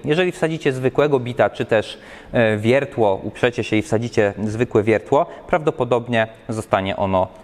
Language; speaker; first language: Polish; native; Polish